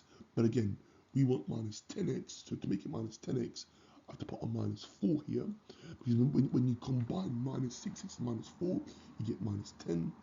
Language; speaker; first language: English; native; English